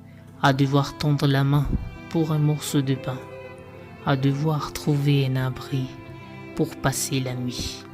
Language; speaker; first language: French; non-native, local second language; Malagasy